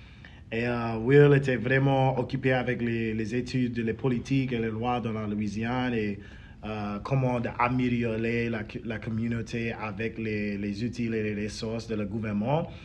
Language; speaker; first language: French; early bilingual, heritage; English